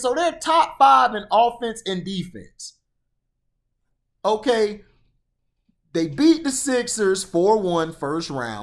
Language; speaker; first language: English; native; English